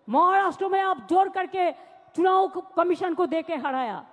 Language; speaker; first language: Hindi; non-native, local second language; Bangla